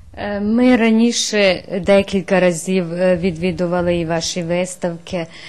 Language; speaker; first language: Ukrainian; early bilingual, heritage; Ukrainian